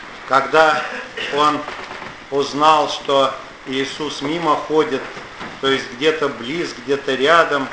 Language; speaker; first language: Russian; native; Russian